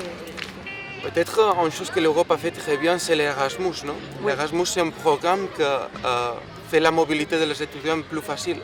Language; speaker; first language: French; non-native, fluent; Spanish